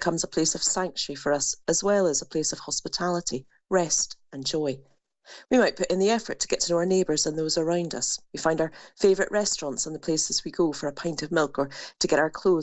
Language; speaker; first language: English; native; English